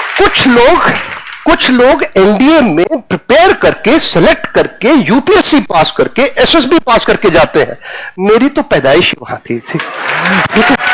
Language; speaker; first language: Hindi; non-native, local second language; Punjabi